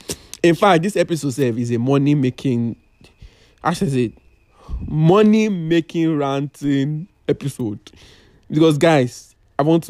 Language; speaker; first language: English; non-native, local second language; Yoruba